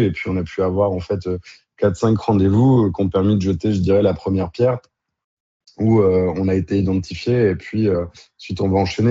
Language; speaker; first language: French; native; French